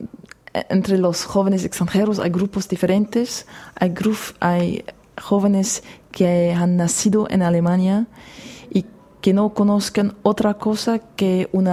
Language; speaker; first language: Spanish; non-native, fluent; German